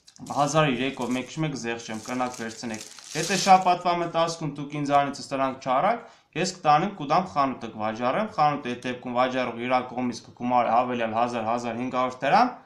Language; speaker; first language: Armenian; native; Armenian